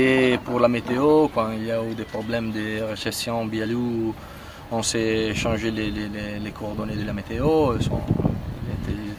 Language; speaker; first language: French; non-native, fluent; Italian